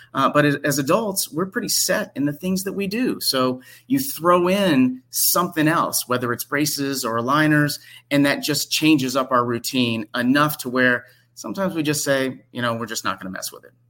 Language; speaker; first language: English; native; English